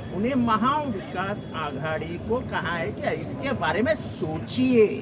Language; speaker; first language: Hindi; non-native, local second language; Marathi